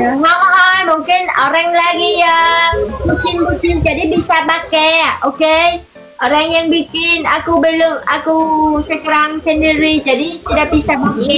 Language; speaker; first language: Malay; non-native, learner; Vietnamese